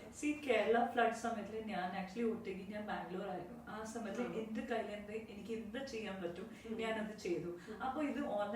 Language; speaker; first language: Malayalam; non-native, fluent; Hindi